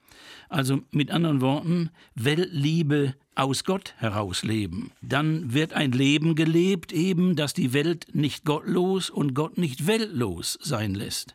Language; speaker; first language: German; native; German